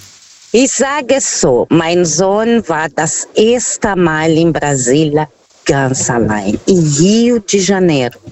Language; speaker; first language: German; non-native, learner; Portuguese